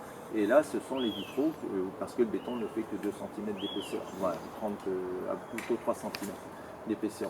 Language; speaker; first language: French; native; French